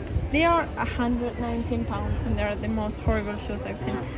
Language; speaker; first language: English; non-native, fluent; Spanish